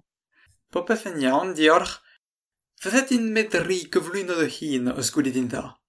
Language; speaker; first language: Welsh; non-native, fluent; French